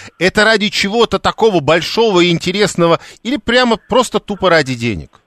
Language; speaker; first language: Russian; native; Russian